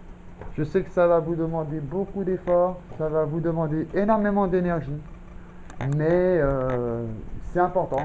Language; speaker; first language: French; native; French